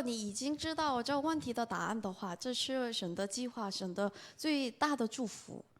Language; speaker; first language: Chinese; non-native, fluent; Korean